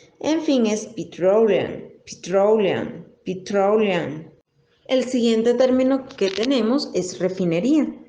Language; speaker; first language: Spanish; native; Spanish